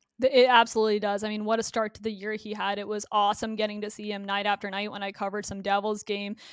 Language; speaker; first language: English; native; English